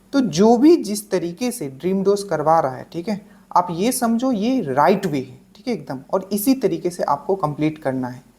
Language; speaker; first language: Hindi; native; Hindi